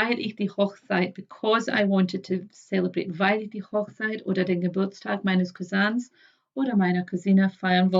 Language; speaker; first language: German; non-native, fluent; English